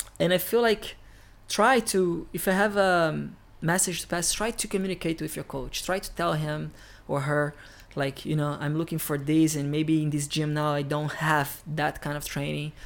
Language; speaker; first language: English; non-native, fluent; Portuguese